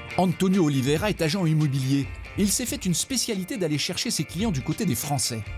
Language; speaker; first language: French; native; French